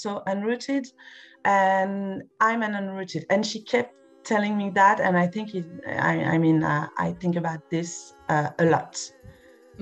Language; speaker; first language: English; non-native, fluent; French